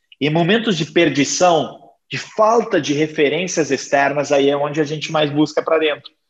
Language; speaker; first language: Portuguese; non-native, fluent; Italian